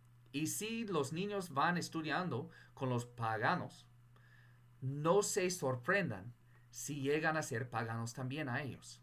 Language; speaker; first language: Spanish; non-native, fluent; English